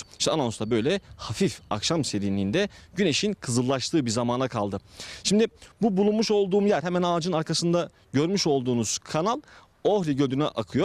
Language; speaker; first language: Turkish; native; Turkish